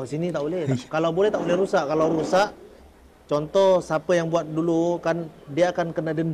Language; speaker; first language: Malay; early bilingual, heritage; Indonesian